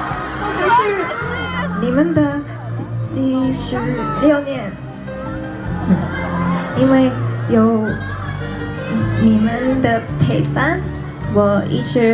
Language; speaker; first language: Chinese; non-native, learner; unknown